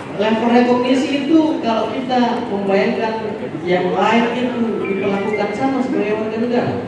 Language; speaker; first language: Indonesian; non-native, local second language; Madurese